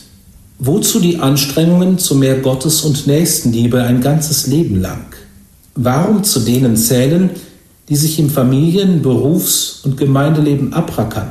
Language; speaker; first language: German; native; German